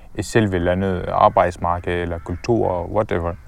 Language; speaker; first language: Danish; non-native, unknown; Arabic